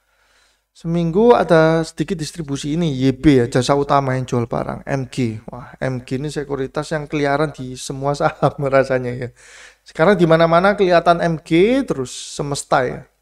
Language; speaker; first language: Indonesian; native; Indonesian